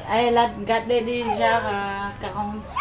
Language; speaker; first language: French; non-native, learner; Khmer